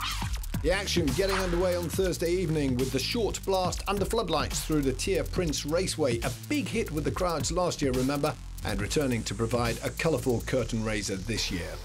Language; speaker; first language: English; native; English